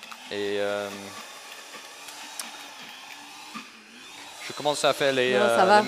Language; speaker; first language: French; non-native, fluent; English